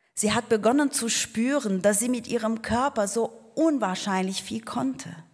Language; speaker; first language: German; non-native, fluent; Portuguese